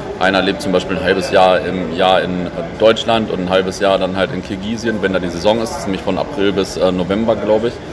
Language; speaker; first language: German; native; German